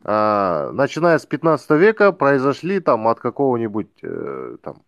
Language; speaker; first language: Russian; non-native, local second language; Kazakh